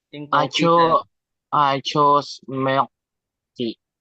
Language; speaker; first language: English; non-native, learner; Indonesian